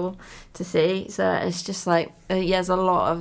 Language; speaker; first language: English; native; English